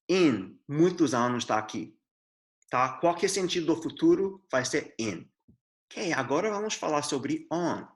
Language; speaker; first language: Portuguese; non-native, fluent; English